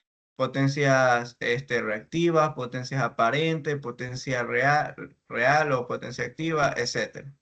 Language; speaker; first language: Spanish; native; Spanish